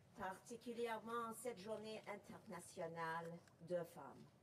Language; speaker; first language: French; non-native, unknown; English